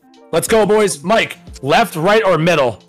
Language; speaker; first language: English; native; English